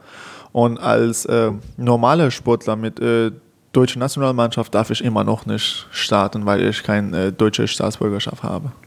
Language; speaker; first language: German; non-native, fluent; Persian